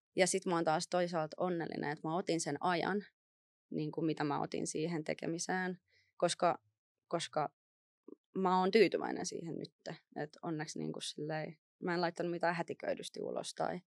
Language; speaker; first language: Finnish; native; Finnish